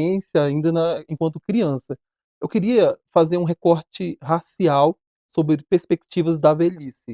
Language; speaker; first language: Portuguese; native; Portuguese